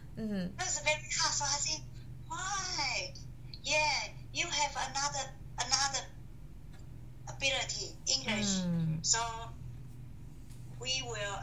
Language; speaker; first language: English; non-native, learner; Chinese